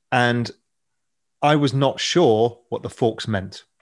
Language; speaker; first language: English; native; English